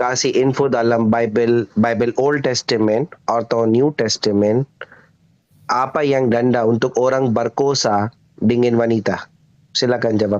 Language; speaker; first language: Indonesian; non-native, learner; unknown